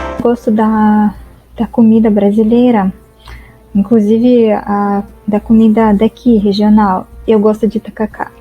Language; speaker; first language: Portuguese; non-native, fluent; Russian